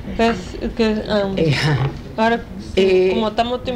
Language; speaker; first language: Spanish; early bilingual, heritage; Spanish